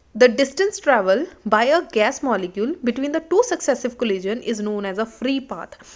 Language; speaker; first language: English; non-native, local second language; Punjabi